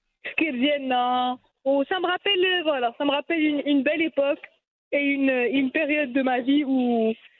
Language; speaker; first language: French; non-native, local second language; Arabic